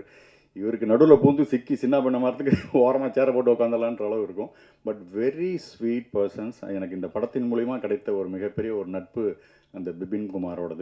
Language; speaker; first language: Tamil; native; Tamil